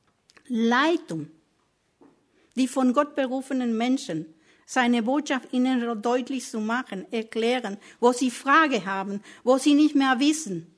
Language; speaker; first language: German; non-native, learner; Spanish